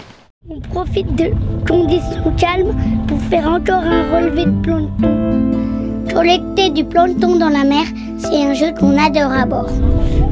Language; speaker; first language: French; native; French